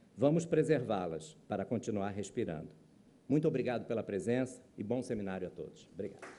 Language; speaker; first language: Portuguese; native; Portuguese